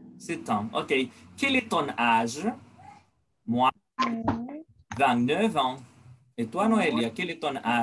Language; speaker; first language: French; non-native, fluent; Spanish